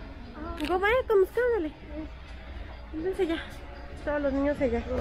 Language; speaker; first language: Spanish; native; Spanish